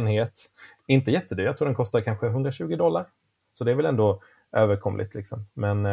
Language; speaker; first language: Swedish; native; Swedish